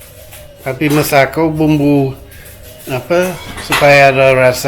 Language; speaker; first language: Indonesian; non-native, learner; English